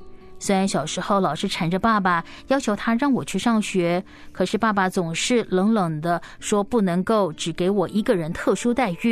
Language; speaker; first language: Chinese; native; Chinese